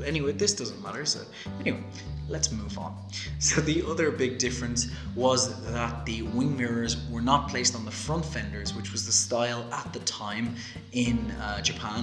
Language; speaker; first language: English; native; English